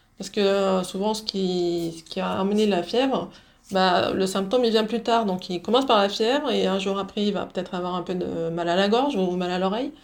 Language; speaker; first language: French; early bilingual, other home language; Dutch